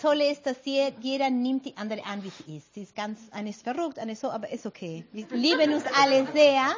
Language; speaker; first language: German; non-native, fluent; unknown